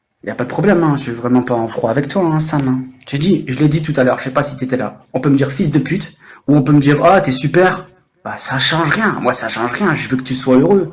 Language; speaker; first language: French; native; French